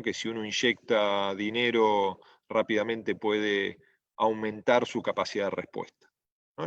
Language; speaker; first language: Spanish; native; Spanish